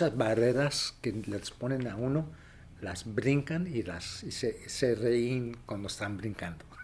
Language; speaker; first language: Spanish; early bilingual, other home language; English